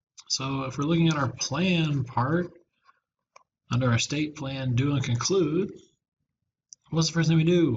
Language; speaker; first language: English; native; English